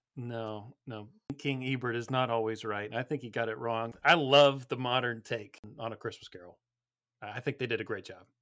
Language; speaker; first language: English; native; English